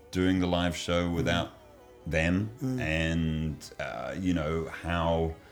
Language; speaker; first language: English; native; English